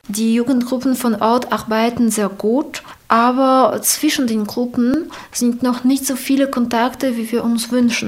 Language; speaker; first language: German; non-native, fluent; Polish